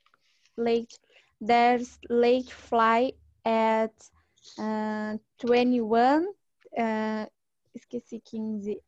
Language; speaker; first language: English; non-native, learner; Portuguese